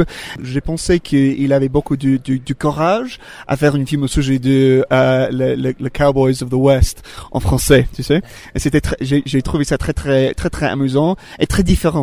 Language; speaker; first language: French; non-native, learner; English